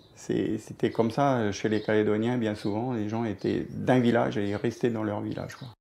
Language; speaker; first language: French; native; French